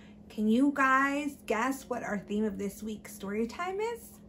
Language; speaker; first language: English; early bilingual, other home language; Spanish